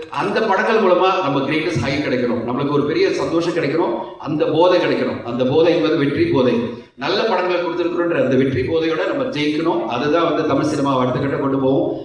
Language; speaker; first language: Tamil; native; Tamil